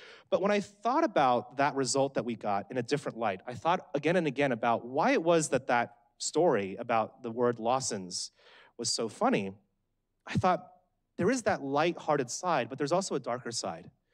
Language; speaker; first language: English; native; English